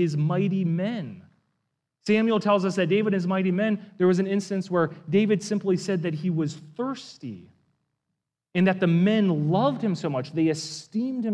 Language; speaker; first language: English; native; English